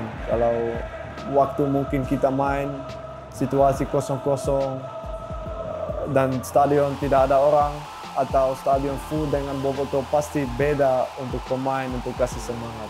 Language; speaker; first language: Indonesian; non-native, learner; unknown